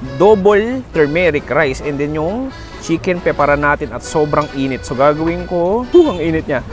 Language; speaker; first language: Filipino; native; Filipino